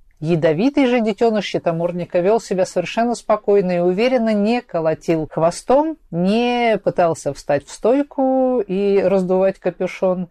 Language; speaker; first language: Russian; native; Russian